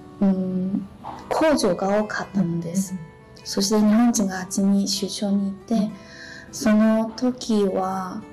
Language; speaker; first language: Japanese; non-native, learner; Chinese